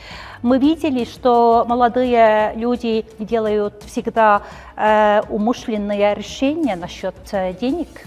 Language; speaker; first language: Russian; non-native, fluent; Estonian